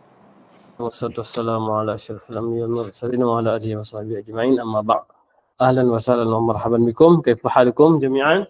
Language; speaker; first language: Arabic; non-native, fluent; Malay